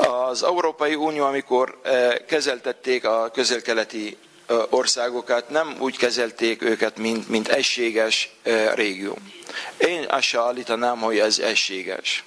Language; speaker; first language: Hungarian; non-native, fluent; Arabic